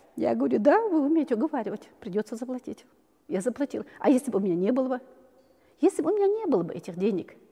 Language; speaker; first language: Russian; non-native, local second language; Chechen